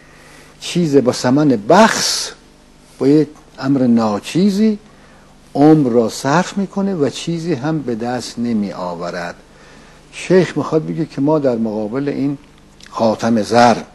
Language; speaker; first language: Persian; native; Persian